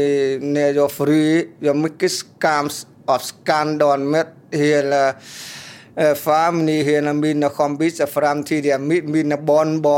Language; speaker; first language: Swedish; non-native, learner; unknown